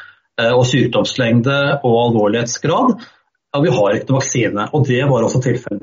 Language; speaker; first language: Norwegian; native; Norwegian